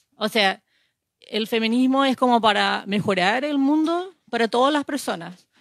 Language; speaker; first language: Spanish; non-native, fluent; English